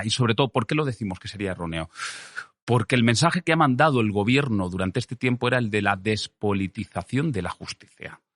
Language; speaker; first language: Spanish; native; Spanish